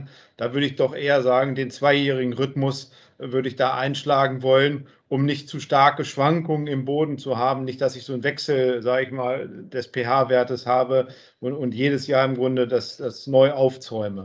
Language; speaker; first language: German; native; German